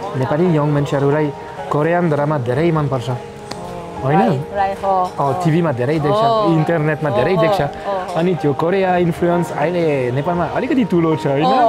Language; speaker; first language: Nepali; non-native, learner; French